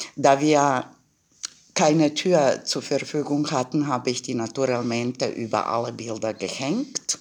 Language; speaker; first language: German; non-native, fluent; Croatian